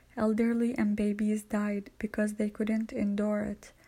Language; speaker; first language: English; non-native, fluent; Arabic